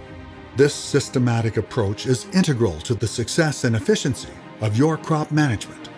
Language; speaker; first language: English; native; English